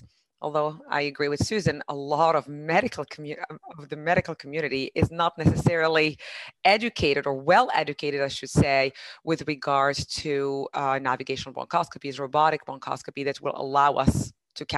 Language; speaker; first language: English; non-native, fluent; Arabic